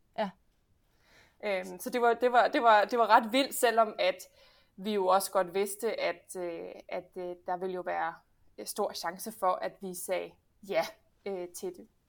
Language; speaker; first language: Danish; early bilingual, heritage; Danish